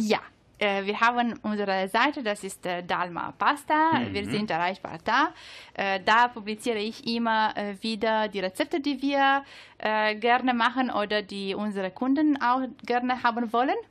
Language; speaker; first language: German; non-native, learner; Italian